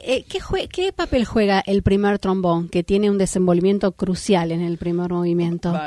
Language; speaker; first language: Spanish; native; Spanish